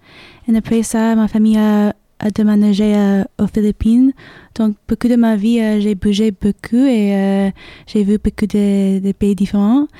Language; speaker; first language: French; non-native, fluent; English